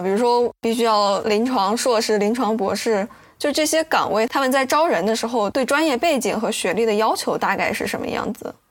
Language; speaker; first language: Chinese; native; Chinese